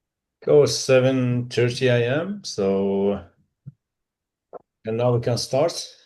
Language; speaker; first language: English; non-native, fluent; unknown